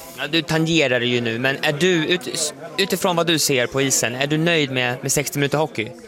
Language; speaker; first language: Swedish; native; Swedish